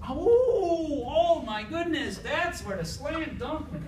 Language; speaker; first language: English; native; English